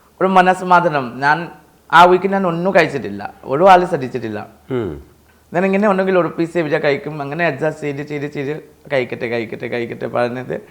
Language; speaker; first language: Malayalam; non-native, fluent; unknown